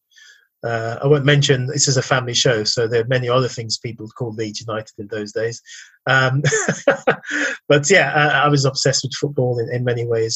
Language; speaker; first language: English; native; English